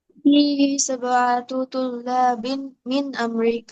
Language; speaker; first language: Arabic; non-native, learner; Bangla